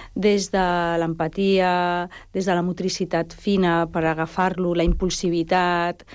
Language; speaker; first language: Catalan; non-native, local second language; Spanish